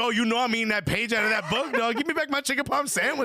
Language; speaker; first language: English; native; English